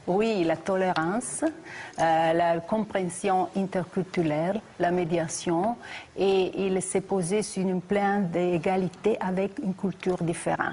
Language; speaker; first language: French; non-native, fluent; Italian